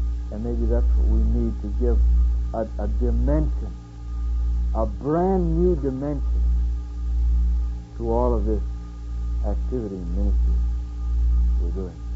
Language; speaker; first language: English; native; English